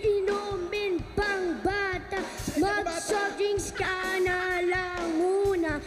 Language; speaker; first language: Filipino; early bilingual, heritage; Filipino